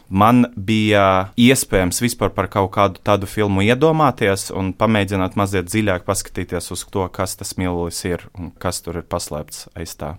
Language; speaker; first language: Latvian; non-native, local second language; Russian